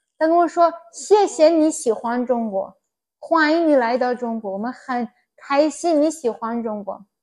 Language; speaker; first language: Chinese; non-native, fluent; Persian